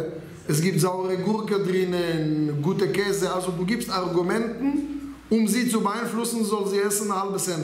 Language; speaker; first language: German; non-native, fluent; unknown